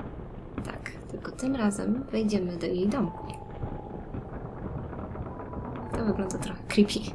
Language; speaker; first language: Polish; native; Polish